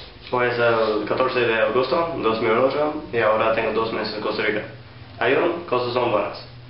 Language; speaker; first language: Spanish; non-native, learner; English